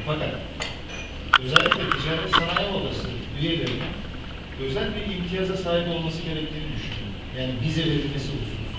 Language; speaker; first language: Turkish; native; Turkish